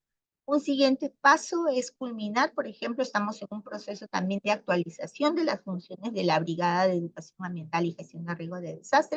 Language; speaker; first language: Spanish; native; Spanish